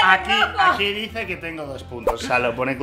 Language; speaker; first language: Spanish; native; Spanish